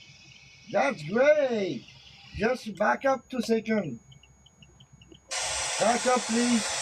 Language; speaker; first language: English; non-native, local second language; French